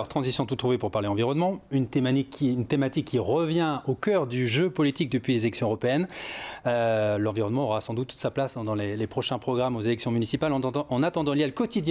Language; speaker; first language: French; native; French